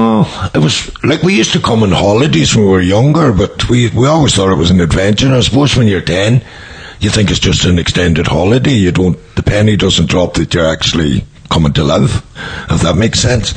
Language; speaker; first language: English; native; English